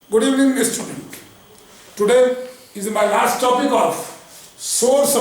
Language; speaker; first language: English; non-native, local second language; Hindi